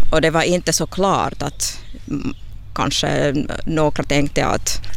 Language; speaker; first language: Swedish; non-native, local second language; Finnish